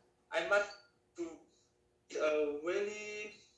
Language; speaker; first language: English; non-native, learner; Thai